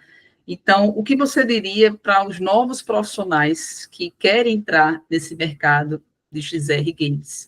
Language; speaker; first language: Portuguese; native; Portuguese